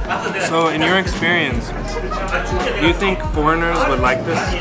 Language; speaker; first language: English; non-native, fluent; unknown